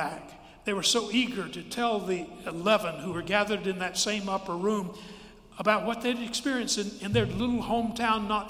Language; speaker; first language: English; native; English